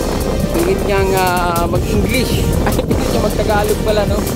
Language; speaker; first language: Filipino; native; Filipino